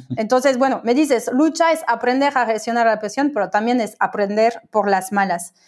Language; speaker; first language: Spanish; non-native, fluent; French